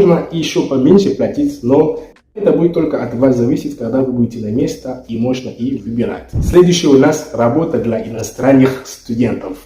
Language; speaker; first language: Russian; non-native, fluent; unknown